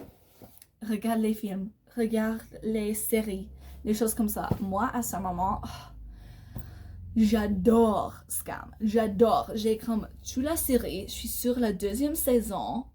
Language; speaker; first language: French; non-native, learner; English